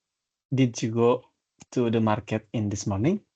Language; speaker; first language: English; non-native, learner; Indonesian